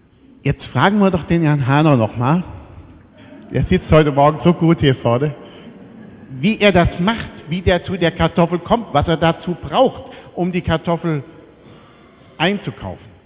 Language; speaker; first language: German; native; German